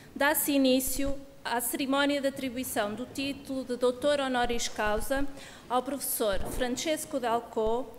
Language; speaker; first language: Portuguese; native; Portuguese